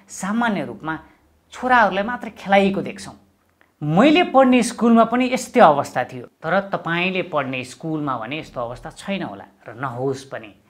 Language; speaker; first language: Nepali; native; Nepali